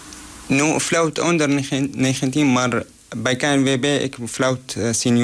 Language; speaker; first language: Dutch; non-native, learner; Arabic